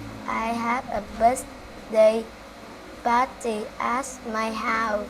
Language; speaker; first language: English; non-native, learner; Vietnamese